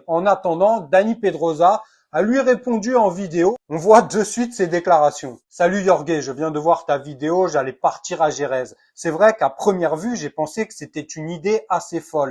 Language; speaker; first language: French; native; French